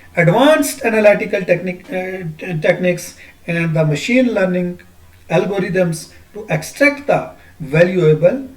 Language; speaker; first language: English; non-native, local second language; Urdu